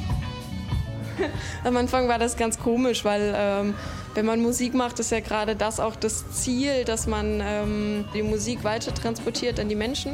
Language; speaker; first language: German; native; German